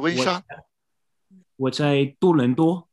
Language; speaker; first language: Chinese; non-native, learner; English